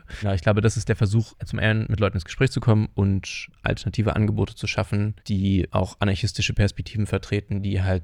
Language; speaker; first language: German; native; German